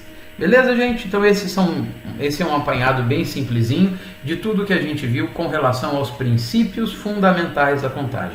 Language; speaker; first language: Portuguese; native; Portuguese